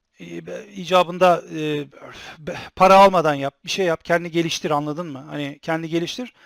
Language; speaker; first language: Turkish; native; Turkish